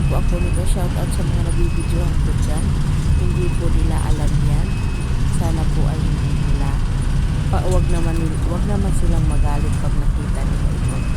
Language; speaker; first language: Filipino; native; Filipino